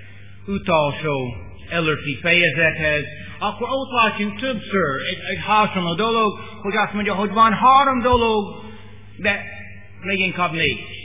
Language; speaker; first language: Hungarian; non-native, learner; English